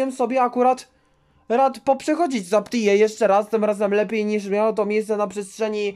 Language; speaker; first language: Polish; native; Polish